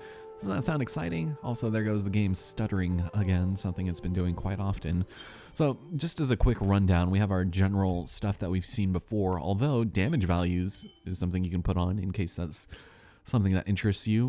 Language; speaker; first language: English; native; English